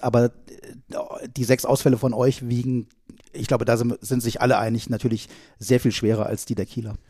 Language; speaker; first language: German; native; German